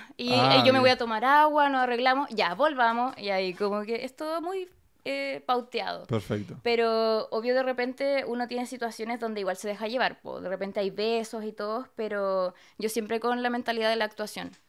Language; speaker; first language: Spanish; native; Spanish